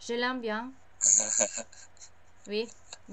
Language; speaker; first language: French; non-native, learner; English